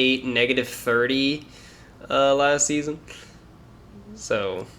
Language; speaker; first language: English; native; English